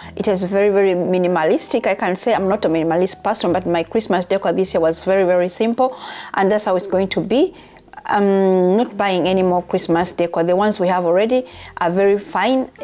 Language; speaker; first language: English; non-native, local second language; Ganda